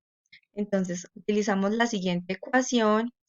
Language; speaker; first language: Spanish; native; Spanish